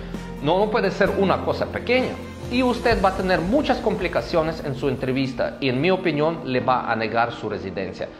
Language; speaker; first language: Spanish; non-native, fluent; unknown